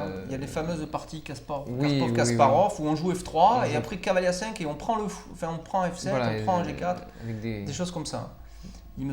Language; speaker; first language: French; native; French